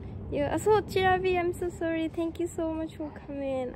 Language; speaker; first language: English; non-native, fluent; Japanese